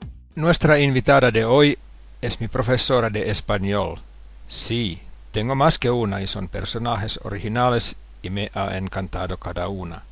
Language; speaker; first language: Spanish; non-native, fluent; Finnish